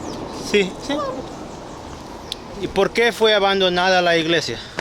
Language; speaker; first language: Spanish; non-native, learner; English